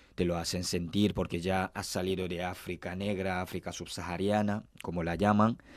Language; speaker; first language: Spanish; non-native, fluent; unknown